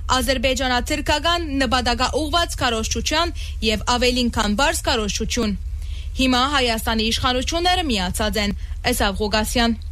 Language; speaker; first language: Armenian; early bilingual, heritage; Armenian